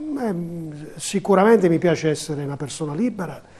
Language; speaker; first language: Italian; native; Italian